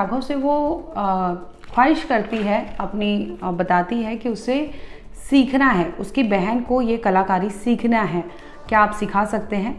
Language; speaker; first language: Hindi; native; Hindi